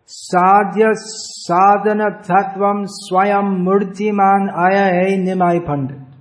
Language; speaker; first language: Hindi; non-native, fluent; English